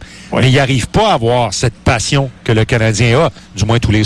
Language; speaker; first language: French; native; French